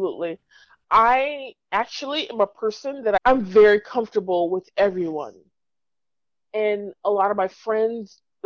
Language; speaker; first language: English; native; English